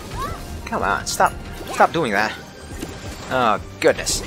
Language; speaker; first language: English; native; English